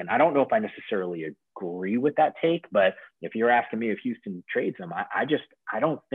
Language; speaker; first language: English; native; English